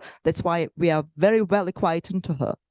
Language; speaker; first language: English; non-native, fluent; Russian